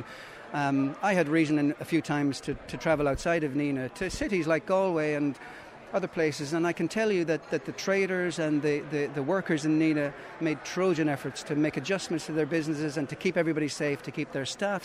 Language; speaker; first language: English; native; English